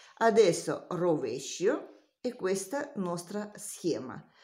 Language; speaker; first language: Italian; non-native, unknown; Russian